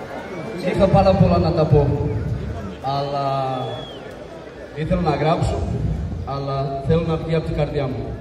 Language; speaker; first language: Greek; non-native, fluent; Portuguese